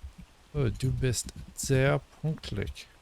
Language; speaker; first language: German; non-native, learner; English